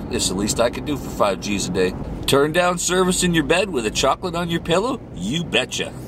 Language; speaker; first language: English; native; English